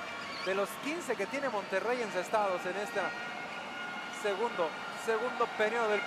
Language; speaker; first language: Spanish; native; Spanish